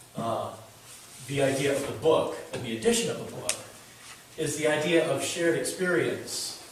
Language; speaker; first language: English; native; English